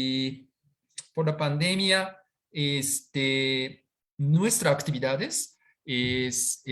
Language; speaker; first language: Spanish; non-native, fluent; Japanese